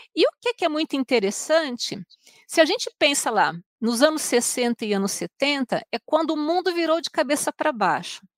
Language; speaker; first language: Portuguese; native; Portuguese